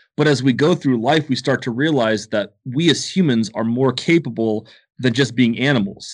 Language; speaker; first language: English; native; English